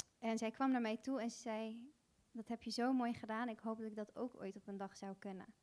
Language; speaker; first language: Dutch; early bilingual, other home language; Bosnian